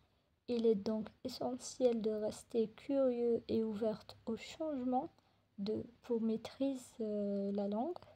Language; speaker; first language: French; non-native, local second language; Arabic